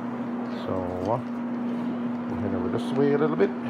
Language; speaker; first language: English; native; English